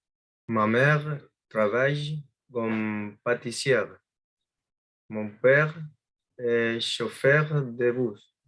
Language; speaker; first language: French; non-native, learner; Spanish